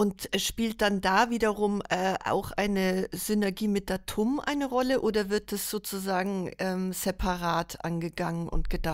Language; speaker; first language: German; native; German